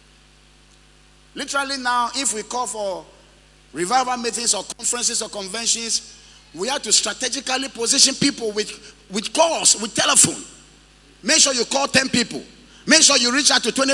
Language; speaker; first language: English; non-native, local second language; Ewe